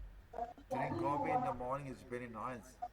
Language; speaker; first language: English; non-native, learner; Sasak